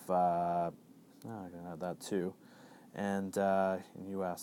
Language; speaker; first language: English; native; English